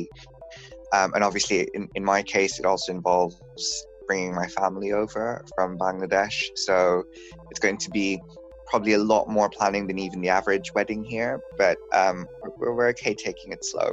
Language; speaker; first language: English; non-native, local second language; Bangla